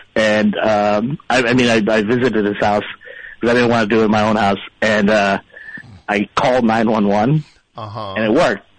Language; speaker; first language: English; early bilingual, other home language; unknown